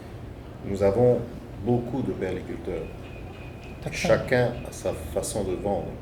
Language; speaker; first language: French; native; French